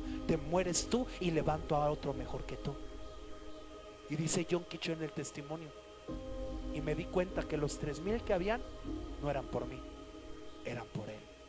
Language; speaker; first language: Spanish; native; Spanish